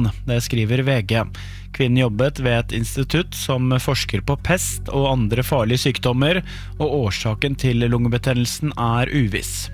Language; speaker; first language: Norwegian; native; Norwegian